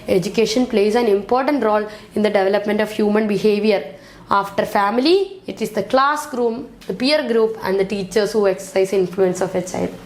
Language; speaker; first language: English; non-native, local second language; Malayalam